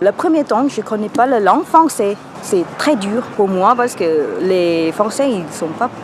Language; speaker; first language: French; non-native, learner; Thai